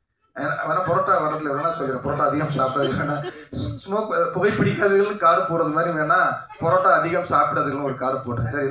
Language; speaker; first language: Tamil; native; Tamil